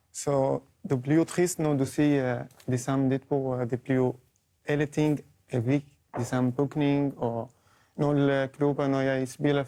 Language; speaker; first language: Danish; non-native, learner; Arabic